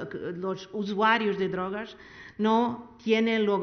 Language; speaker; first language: Spanish; non-native, learner; Portuguese